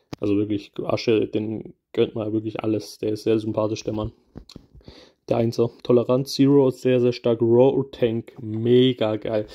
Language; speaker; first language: German; early bilingual, other home language; Kurdish